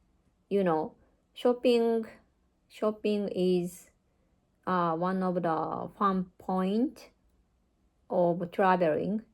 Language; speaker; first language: English; non-native, learner; Japanese